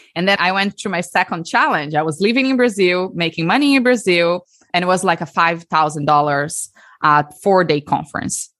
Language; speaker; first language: English; non-native, fluent; Portuguese